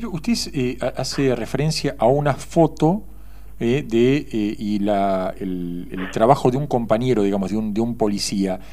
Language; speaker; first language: Spanish; native; Spanish